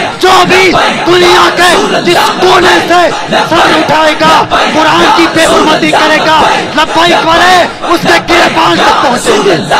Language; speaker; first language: Urdu; non-native, local second language; Punjabi